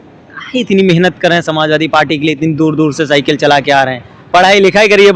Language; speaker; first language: Hindi; native; Hindi